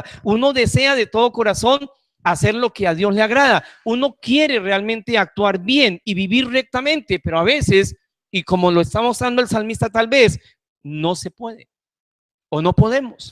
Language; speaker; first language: Spanish; native; Spanish